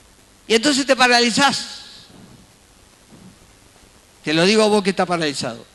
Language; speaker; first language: Spanish; native; Spanish